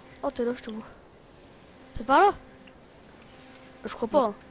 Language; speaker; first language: French; native; French